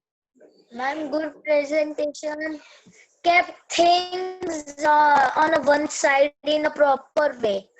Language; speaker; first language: English; non-native, learner; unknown